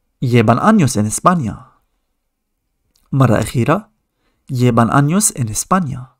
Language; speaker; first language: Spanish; non-native, fluent; Arabic